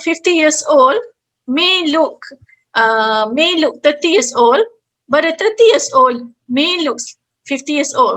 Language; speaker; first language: English; non-native, fluent; Malay